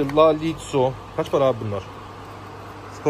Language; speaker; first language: Russian; non-native, learner; Turkish